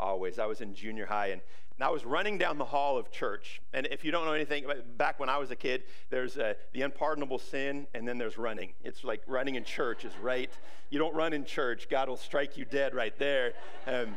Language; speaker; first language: English; native; English